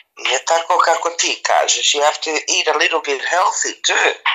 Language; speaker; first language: English; early bilingual, other home language; Serbian